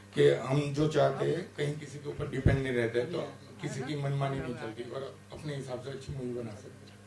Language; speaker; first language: Hindi; native; Hindi